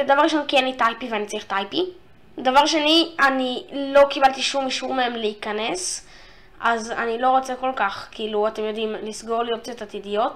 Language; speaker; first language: Hebrew; native; Hebrew